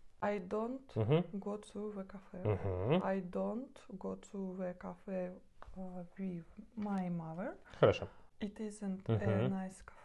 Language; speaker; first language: English; non-native, learner; Russian